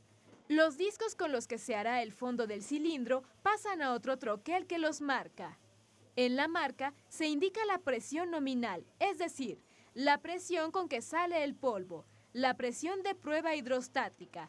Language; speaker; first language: Spanish; native; Spanish